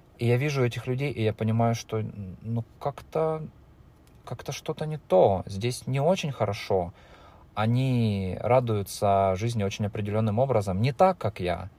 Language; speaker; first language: Russian; native; Russian